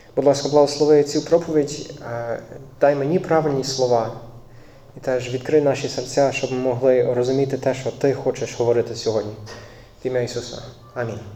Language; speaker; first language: Ukrainian; non-native, fluent; English